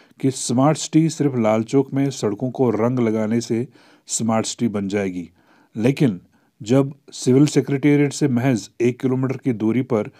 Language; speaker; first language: Urdu; non-native, local second language; Kashmiri